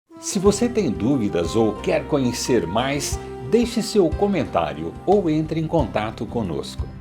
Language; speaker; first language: Portuguese; native; Portuguese